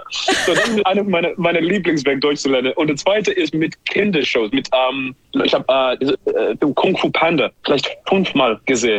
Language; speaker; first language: German; non-native, learner; English